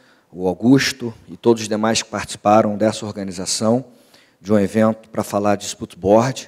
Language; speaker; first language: Portuguese; native; Portuguese